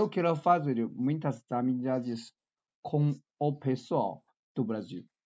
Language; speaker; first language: Portuguese; non-native, learner; Chinese